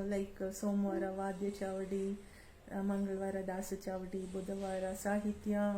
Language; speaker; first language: Kannada; non-native, local second language; Kodava